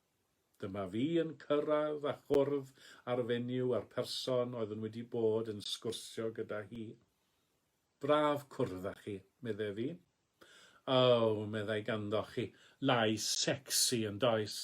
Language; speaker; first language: Welsh; native; Welsh